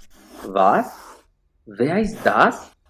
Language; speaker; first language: German; non-native, learner; Spanish